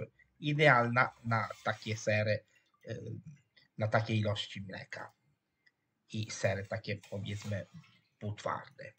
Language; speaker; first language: Polish; non-native, fluent; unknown